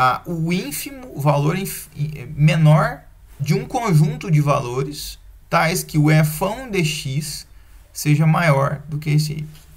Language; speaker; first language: Portuguese; native; Portuguese